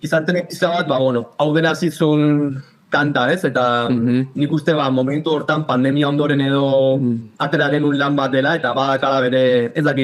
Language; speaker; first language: Basque; native; Basque